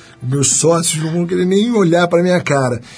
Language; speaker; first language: Portuguese; native; Portuguese